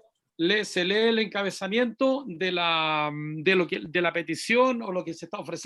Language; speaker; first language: Spanish; native; Spanish